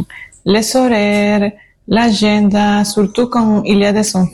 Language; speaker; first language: French; non-native, fluent; Spanish